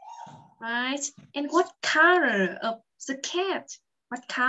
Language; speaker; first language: English; non-native, fluent; Vietnamese